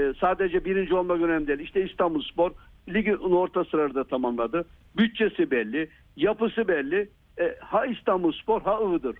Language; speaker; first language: Turkish; native; Turkish